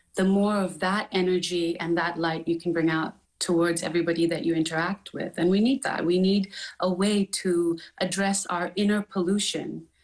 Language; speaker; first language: English; native; English